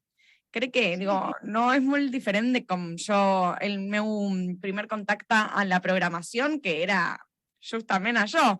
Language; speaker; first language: Catalan; non-native, local second language; Spanish